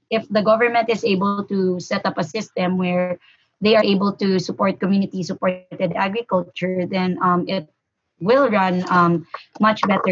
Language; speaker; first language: English; non-native, local second language; Hiligaynon